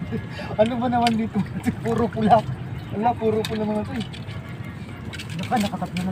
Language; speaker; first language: Filipino; native; Filipino